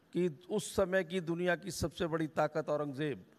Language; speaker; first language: Hindi; native; Hindi